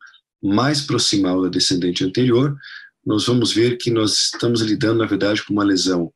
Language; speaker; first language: Portuguese; non-native, fluent; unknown